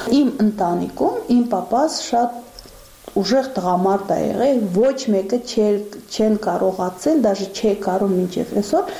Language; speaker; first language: Armenian; non-native, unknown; Uzbek